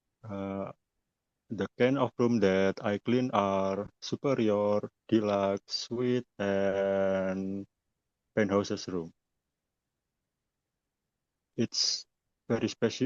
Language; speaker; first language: English; non-native, learner; Indonesian